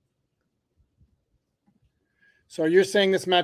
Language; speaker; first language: English; non-native, fluent; French